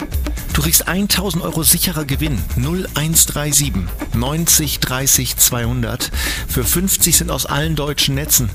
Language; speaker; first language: German; native; German